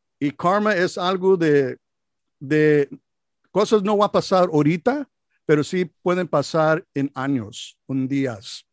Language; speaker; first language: Spanish; non-native, learner; English